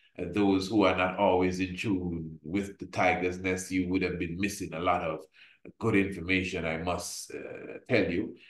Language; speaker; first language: English; native; English